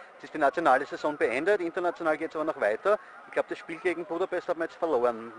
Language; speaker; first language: German; native; German